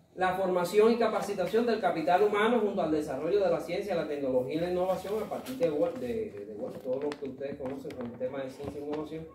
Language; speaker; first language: Spanish; native; Spanish